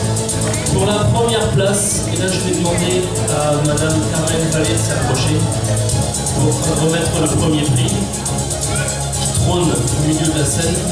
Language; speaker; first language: French; native; French